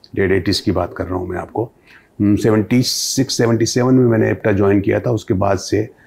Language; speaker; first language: Hindi; native; Hindi